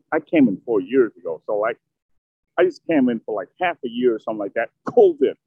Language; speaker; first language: English; early bilingual, other home language; Vietnamese